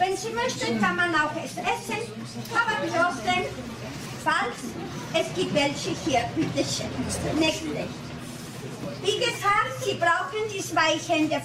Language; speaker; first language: German; non-native, learner; Spanish